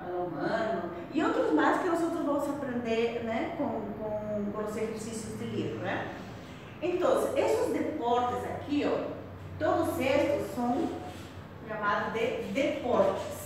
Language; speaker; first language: Spanish; non-native, fluent; Portuguese